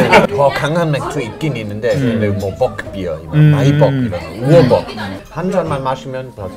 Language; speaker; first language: Korean; non-native, fluent; German